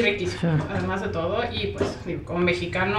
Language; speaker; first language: Spanish; native; Spanish